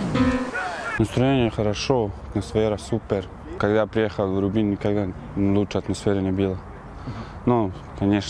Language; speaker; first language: Russian; non-native, learner; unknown